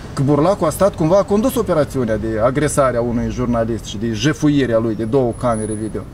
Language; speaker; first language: Romanian; native; Romanian